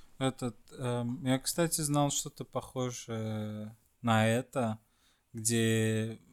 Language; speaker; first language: Russian; non-native, fluent; Swedish